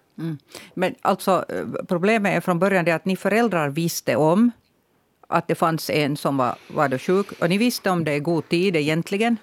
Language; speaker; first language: Swedish; native; Swedish